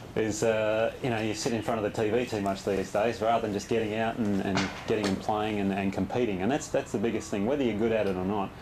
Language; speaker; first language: English; native; English